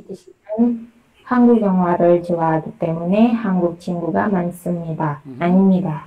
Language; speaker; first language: Korean; non-native, learner; Indonesian